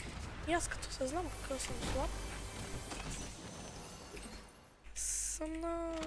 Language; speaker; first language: Bulgarian; native; Bulgarian